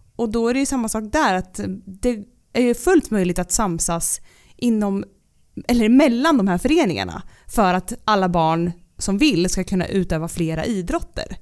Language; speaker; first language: Swedish; native; Swedish